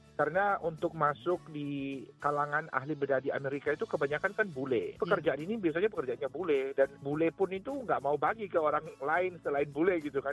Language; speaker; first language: Indonesian; native; Indonesian